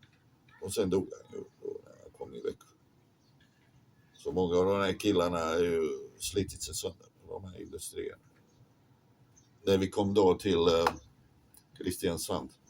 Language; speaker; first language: Swedish; non-native, fluent; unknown